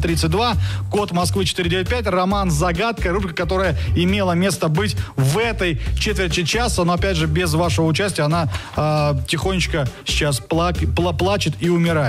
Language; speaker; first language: Russian; native; Russian